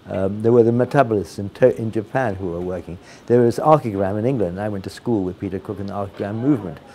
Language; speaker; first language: English; non-native, fluent; Italian